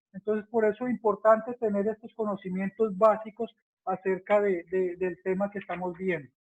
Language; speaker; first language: Spanish; native; Spanish